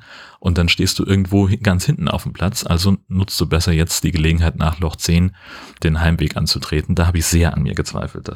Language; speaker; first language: German; native; German